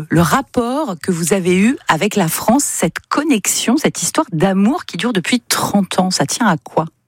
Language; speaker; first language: French; native; French